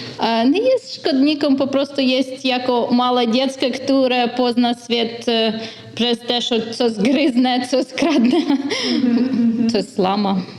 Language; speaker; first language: Polish; non-native, learner; Ukrainian